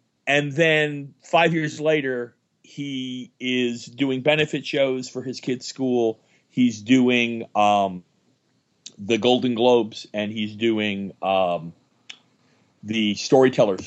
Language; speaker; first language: English; native; English